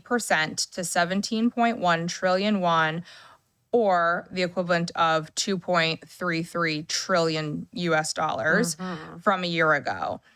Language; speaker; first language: English; native; English